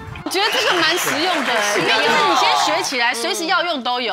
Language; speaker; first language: Chinese; native; Chinese